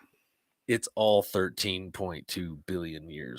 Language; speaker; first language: English; native; English